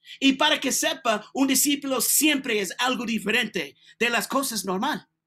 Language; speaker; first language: Spanish; non-native, learner; English